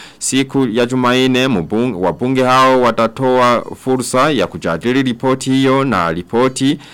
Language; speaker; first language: Swahili; non-native, local second language; Rundi